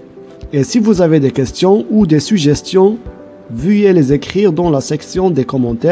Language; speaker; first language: French; non-native, local second language; Arabic